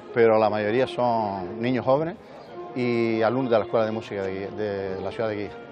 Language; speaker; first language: Spanish; native; Spanish